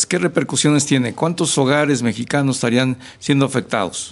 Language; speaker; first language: Spanish; native; Spanish